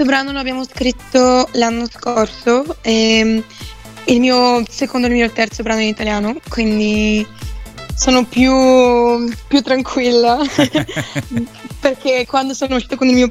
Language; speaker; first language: Italian; non-native, fluent; Bulgarian